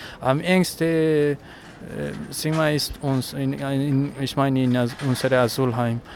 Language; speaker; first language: German; non-native, learner; Persian